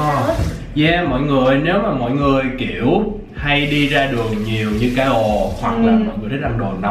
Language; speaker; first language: Vietnamese; early bilingual, heritage; Vietnamese